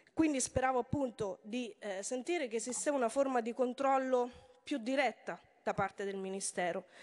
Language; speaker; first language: Italian; native; Italian